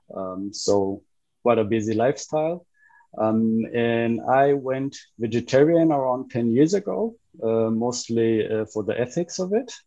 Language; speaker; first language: English; non-native, fluent; Hebrew